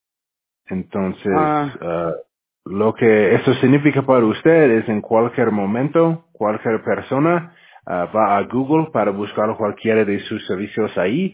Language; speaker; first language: Spanish; non-native, learner; English